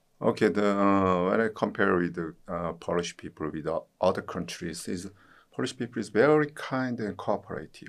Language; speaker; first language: English; non-native, learner; Korean